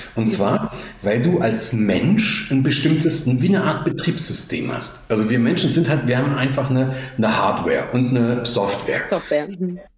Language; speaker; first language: German; native; German